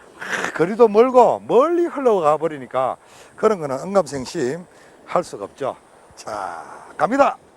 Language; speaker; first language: Korean; native; Korean